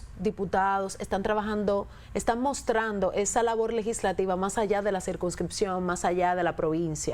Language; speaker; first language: Spanish; native; Spanish